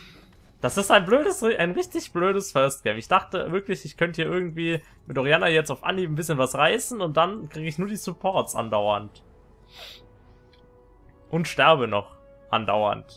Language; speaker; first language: German; native; German